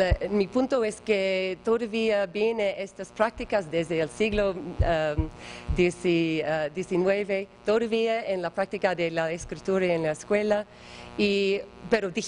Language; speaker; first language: Spanish; non-native, learner; English